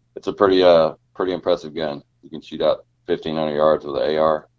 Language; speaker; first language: English; native; English